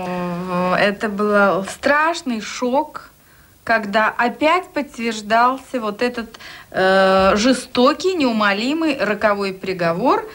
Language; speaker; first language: Russian; native; Russian